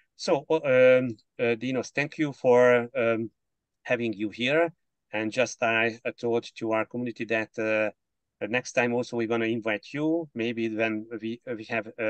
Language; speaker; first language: English; non-native, fluent; Hungarian